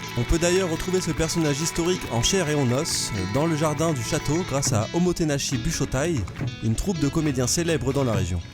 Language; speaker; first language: French; native; French